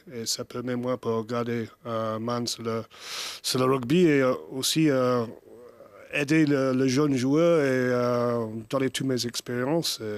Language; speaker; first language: French; non-native, fluent; English